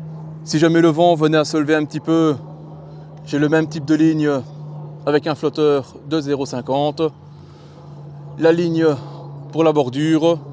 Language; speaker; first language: French; native; French